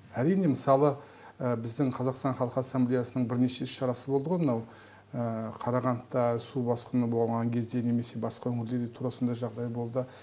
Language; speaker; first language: Kazakh; non-native, local second language; Turkish